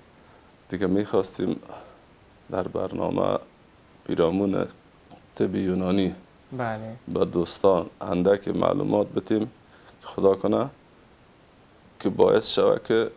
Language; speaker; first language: Persian; native; Persian